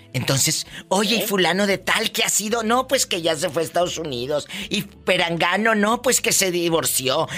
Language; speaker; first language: Spanish; native; Spanish